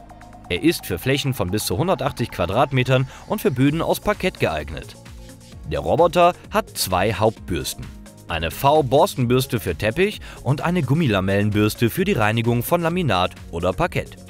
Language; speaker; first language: German; native; German